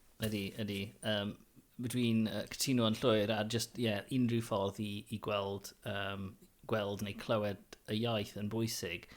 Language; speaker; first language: Welsh; non-native, local second language; English